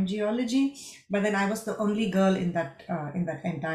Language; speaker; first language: English; non-native, local second language; Tamil